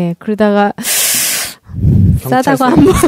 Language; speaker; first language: Korean; native; Korean